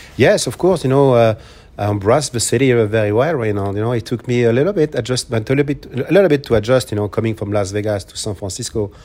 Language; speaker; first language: English; non-native, fluent; French